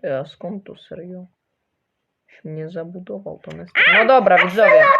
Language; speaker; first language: Polish; early bilingual, other home language; Ukrainian